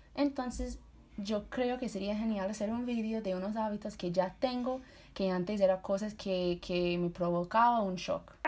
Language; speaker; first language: Spanish; non-native, fluent; English